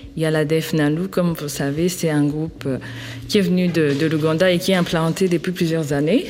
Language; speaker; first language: French; non-native, local second language; Swahili